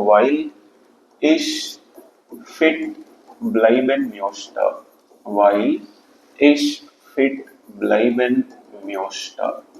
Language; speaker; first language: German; non-native, fluent; Telugu